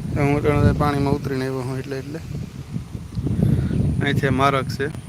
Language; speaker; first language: Gujarati; native; Gujarati